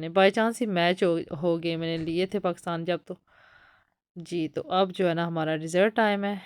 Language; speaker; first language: Urdu; non-native, local second language; Punjabi